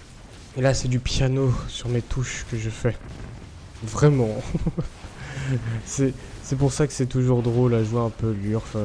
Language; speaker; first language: French; native; French